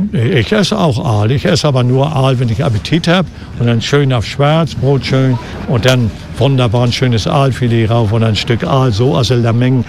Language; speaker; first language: German; native; German